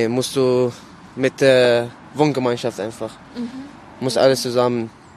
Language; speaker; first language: German; non-native, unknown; Arabic